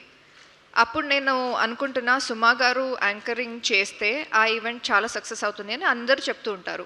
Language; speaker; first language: Telugu; non-native, learner; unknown